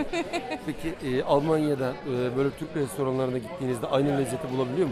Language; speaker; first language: Turkish; native; Turkish